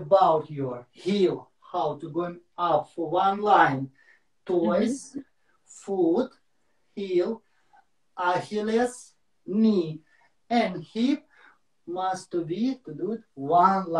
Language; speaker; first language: English; non-native, learner; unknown